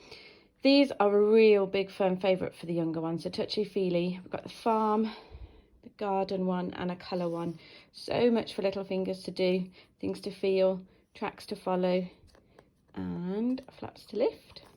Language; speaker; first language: English; native; English